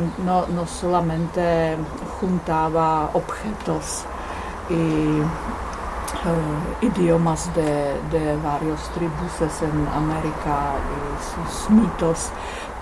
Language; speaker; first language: Spanish; non-native, fluent; Czech